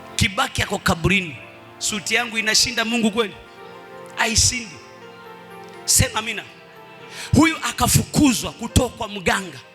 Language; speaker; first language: Swahili; non-native, local second language; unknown